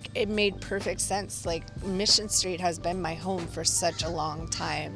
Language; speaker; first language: English; native; English